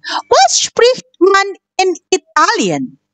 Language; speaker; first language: German; non-native, fluent; Indonesian